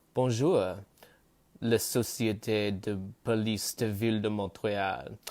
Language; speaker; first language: French; non-native, learner; English